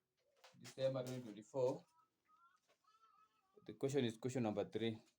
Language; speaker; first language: English; non-native, local second language; Swahili